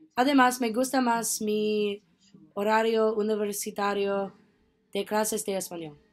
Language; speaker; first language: Spanish; non-native, learner; English